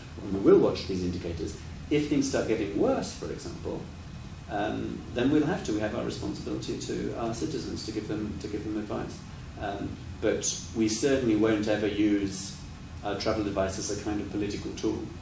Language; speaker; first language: English; native; English